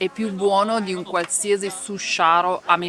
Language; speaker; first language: Italian; native; Italian